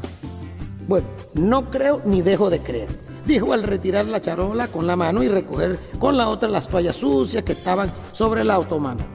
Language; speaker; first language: Spanish; native; Spanish